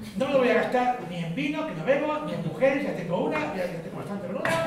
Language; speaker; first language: Spanish; native; Spanish